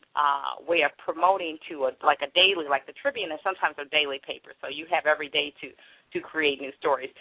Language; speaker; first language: English; native; English